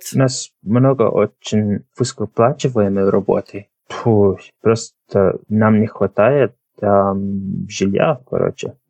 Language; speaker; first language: Russian; non-native, fluent; English